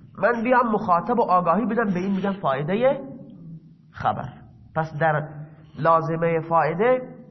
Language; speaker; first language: Persian; non-native, local second language; Baluchi